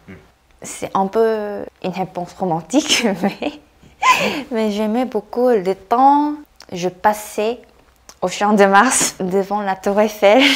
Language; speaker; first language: French; non-native, fluent; Korean